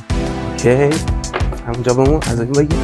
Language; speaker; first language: English; non-native, learner; Persian